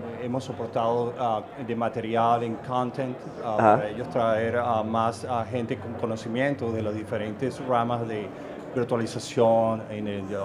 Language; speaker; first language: Spanish; early bilingual, heritage; Spanish